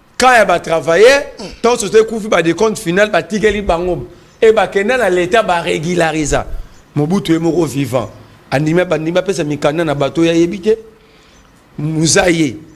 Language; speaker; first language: Lingala; native; Lingala